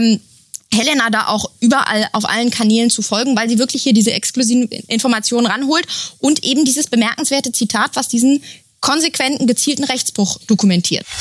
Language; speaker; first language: German; native; German